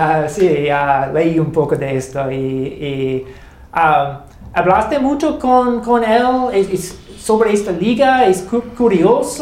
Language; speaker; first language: Spanish; non-native, learner; English